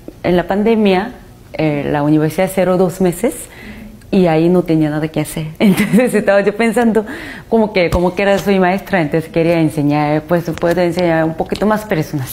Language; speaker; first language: Spanish; non-native, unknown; Korean